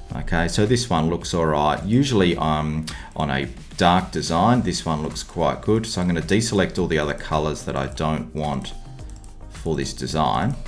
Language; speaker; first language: English; native; English